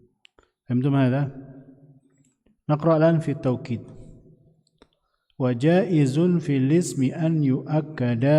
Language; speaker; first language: Arabic; non-native, fluent; Indonesian